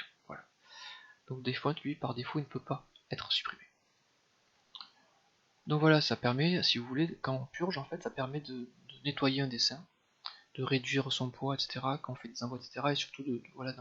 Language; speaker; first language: French; native; French